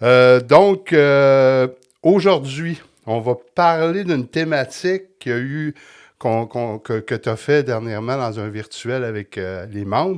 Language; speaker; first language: French; native; French